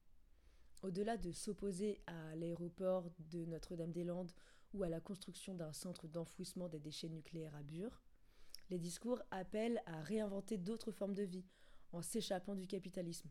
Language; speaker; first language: French; native; French